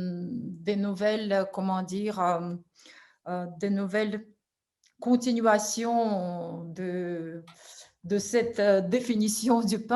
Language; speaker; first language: French; non-native, fluent; Russian